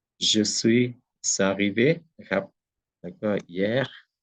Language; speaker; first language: French; non-native, fluent; Thai